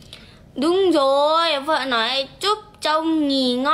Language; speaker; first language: Vietnamese; non-native, learner; Indonesian